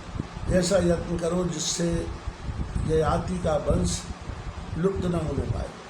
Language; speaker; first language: Hindi; native; Hindi